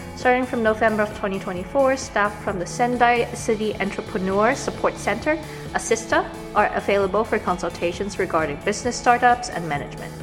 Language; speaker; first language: English; native; English